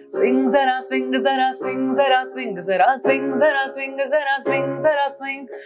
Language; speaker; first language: Telugu; native; Telugu